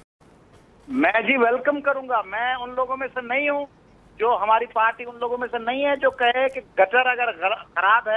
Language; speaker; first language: Urdu; native; Urdu